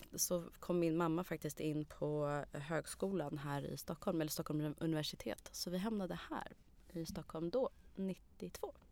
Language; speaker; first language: Swedish; early bilingual, other home language; Arabic